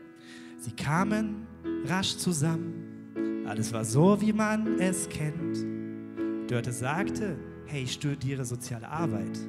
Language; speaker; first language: German; native; German